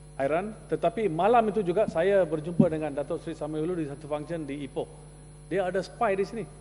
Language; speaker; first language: Malay; non-native, local second language; Tamil